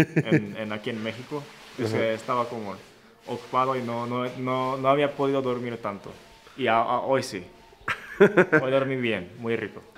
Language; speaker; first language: Spanish; non-native, fluent; Japanese